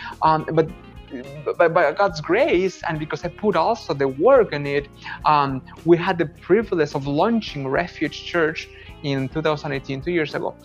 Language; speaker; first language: English; non-native, fluent; Spanish